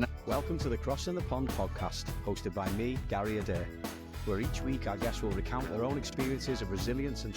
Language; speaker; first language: English; native; English